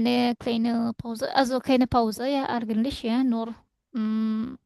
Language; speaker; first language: German; non-native, fluent; Indonesian